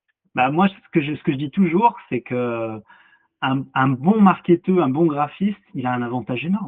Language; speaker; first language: French; native; French